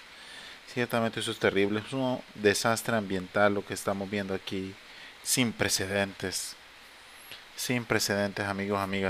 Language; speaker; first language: Spanish; native; Spanish